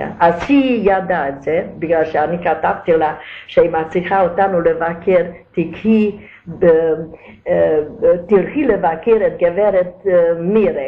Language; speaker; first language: Hebrew; non-native, learner; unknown